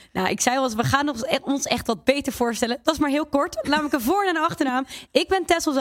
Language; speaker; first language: Dutch; native; Dutch